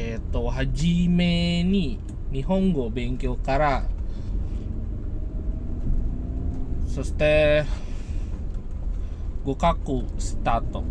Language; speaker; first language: Japanese; non-native, learner; Indonesian